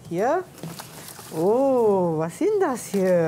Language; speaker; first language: German; non-native, learner; Malay